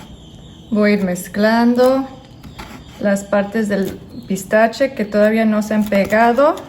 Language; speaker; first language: Spanish; non-native, fluent; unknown